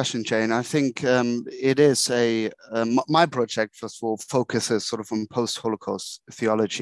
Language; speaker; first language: English; non-native, fluent; German